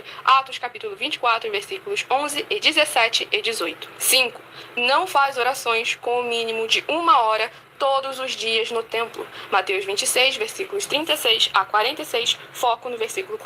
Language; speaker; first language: Portuguese; native; Portuguese